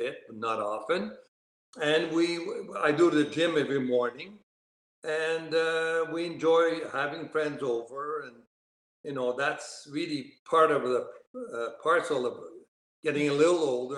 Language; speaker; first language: English; native; English